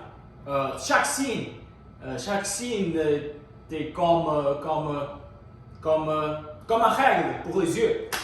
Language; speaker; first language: French; non-native, learner; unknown